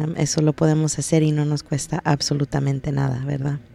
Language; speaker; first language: Spanish; early bilingual, heritage; Spanish